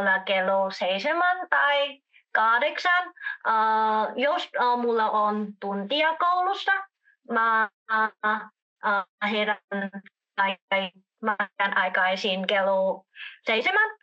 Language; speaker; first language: Finnish; non-native, learner; Vietnamese